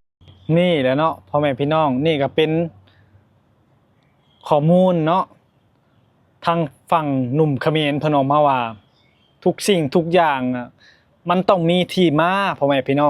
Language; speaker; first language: Thai; non-native, local second language; Lao